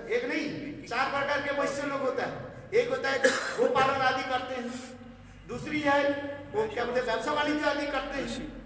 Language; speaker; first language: Hindi; non-native, local second language; Bangla